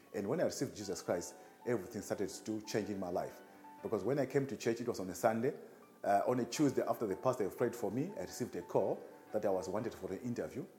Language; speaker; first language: English; non-native, local second language; Shona